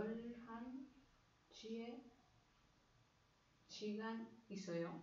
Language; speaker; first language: Korean; non-native, learner; Spanish